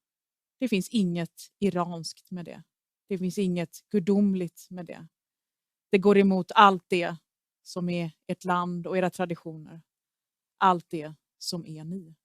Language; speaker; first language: Swedish; early bilingual, other home language; Persian